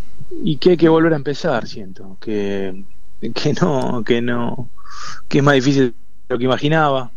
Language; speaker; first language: Spanish; native; Spanish